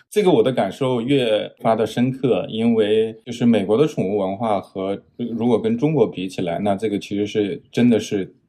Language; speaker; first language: Chinese; native; Chinese